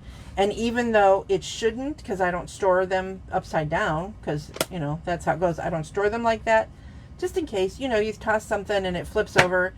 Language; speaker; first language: English; native; English